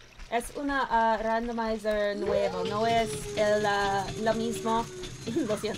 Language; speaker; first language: Spanish; non-native, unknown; English